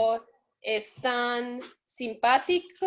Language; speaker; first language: Spanish; non-native, learner; English